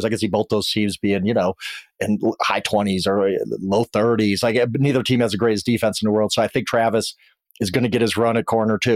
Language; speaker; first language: English; native; English